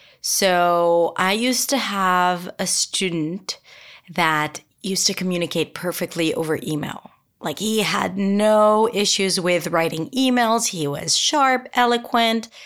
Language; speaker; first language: English; non-native, fluent; Hebrew